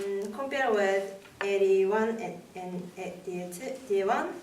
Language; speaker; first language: English; non-native, learner; Japanese